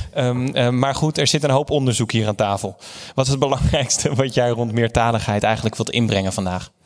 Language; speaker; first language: Dutch; native; Dutch